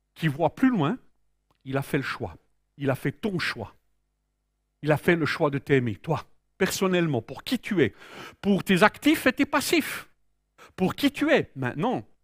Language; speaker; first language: French; native; French